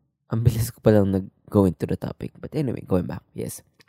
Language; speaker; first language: English; non-native, local second language; Filipino